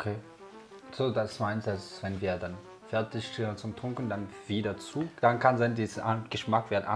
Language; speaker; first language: German; non-native, learner; Malagasy